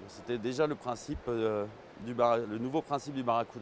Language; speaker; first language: French; native; French